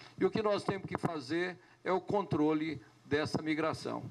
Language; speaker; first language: Portuguese; native; Portuguese